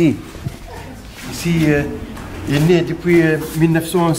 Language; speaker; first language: French; non-native, local second language; Arabic